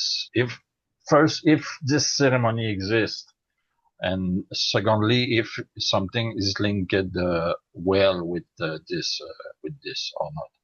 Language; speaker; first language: English; non-native, learner; French